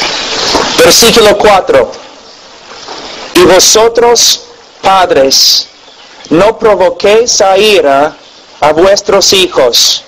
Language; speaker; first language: Spanish; non-native, fluent; English